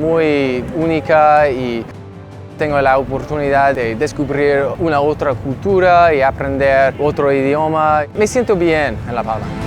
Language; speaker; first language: Spanish; non-native, learner; English